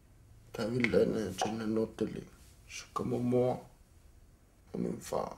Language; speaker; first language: Danish; non-native, local second language; Kalaallisut